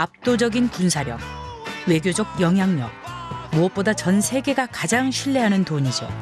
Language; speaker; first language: Korean; native; Korean